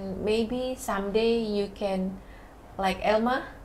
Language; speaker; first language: English; non-native, learner; Indonesian